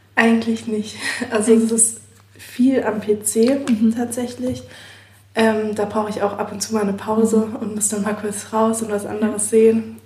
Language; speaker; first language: German; native; German